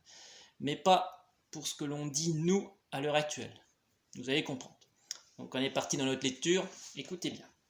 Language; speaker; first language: French; native; French